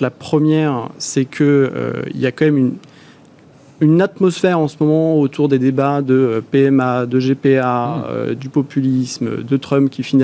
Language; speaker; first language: French; native; French